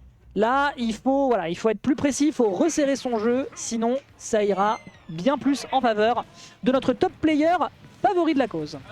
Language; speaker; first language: French; native; French